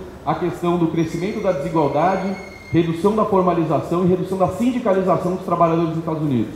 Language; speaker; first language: Portuguese; native; Portuguese